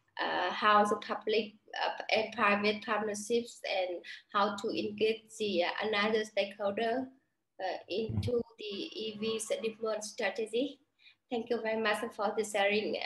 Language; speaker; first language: English; non-native, learner; Vietnamese